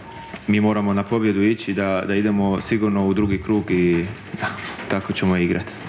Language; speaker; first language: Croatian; early bilingual, heritage; Croatian